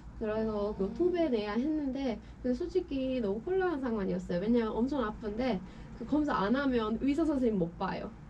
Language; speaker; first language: Korean; non-native, fluent; Persian